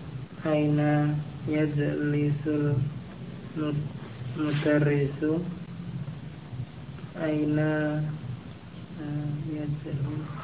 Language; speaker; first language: Arabic; non-native, learner; Indonesian